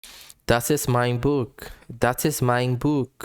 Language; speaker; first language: German; non-native, learner; Portuguese